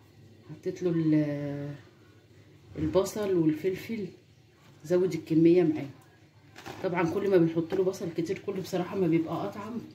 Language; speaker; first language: Arabic; native; Arabic